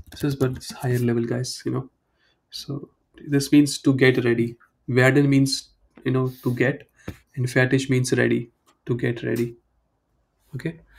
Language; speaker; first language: English; non-native, local second language; Hindi